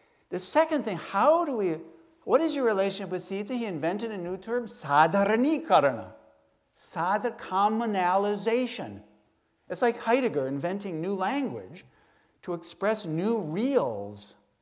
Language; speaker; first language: English; native; English